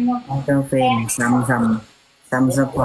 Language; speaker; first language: English; non-native, learner; Thai